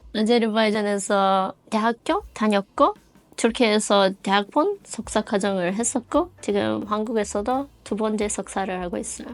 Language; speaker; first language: Korean; non-native, fluent; Azerbaijani